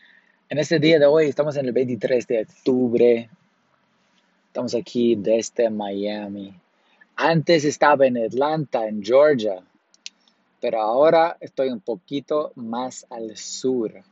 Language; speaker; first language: Spanish; early bilingual, heritage; Spanish